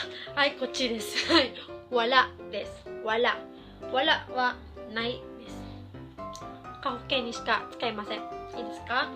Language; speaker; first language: Japanese; non-native, fluent; Cebuano